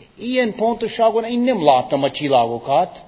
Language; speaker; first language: Hungarian; non-native, fluent; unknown